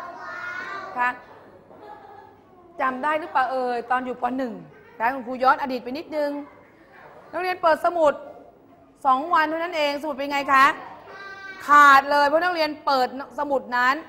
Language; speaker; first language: Thai; native; Thai